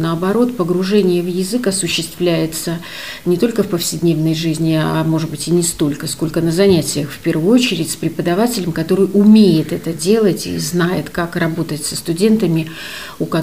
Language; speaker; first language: Russian; native; Russian